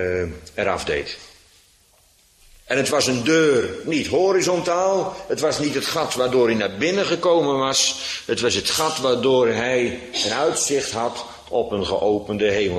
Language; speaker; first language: Dutch; native; Dutch